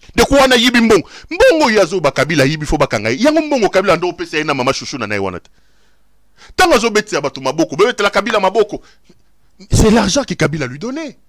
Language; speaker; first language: French; non-native, local second language; Lingala